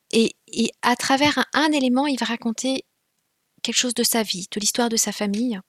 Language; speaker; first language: French; non-native, local second language; Kinyarwanda